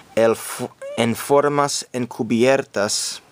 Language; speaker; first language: Spanish; non-native, learner; English